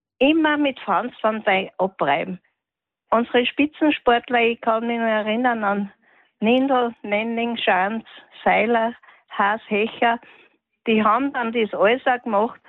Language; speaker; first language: German; native; German